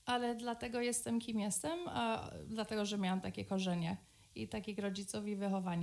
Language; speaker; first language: Polish; early bilingual, other home language; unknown